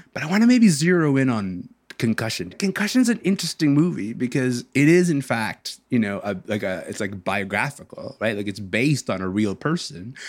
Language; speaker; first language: English; early bilingual, other home language; Arabic